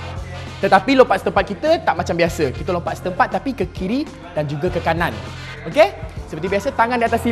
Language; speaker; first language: Malay; native; Malay